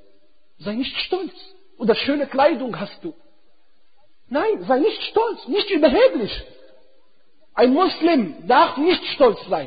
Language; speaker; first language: German; non-native, fluent; Arabic